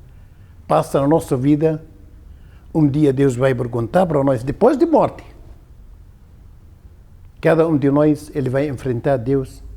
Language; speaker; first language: Portuguese; non-native, learner; Arabic